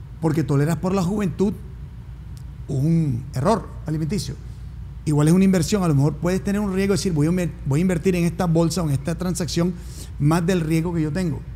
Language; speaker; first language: Spanish; native; Spanish